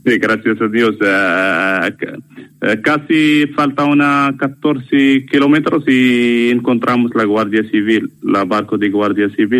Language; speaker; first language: Spanish; non-native, learner; Arabic